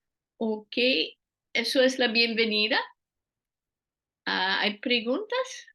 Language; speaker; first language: Spanish; non-native, fluent; French